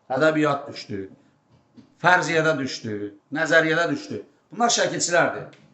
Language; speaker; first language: Azerbaijani; native; Azerbaijani